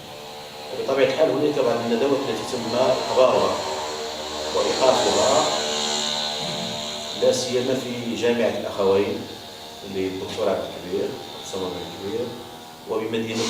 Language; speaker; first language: Arabic; native; Arabic